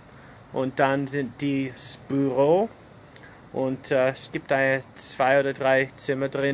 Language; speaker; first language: German; non-native, fluent; English